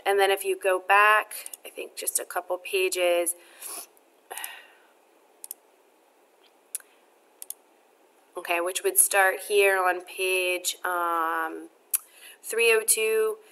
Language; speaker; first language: English; native; English